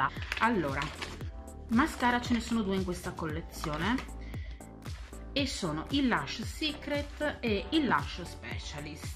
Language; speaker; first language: Italian; native; Italian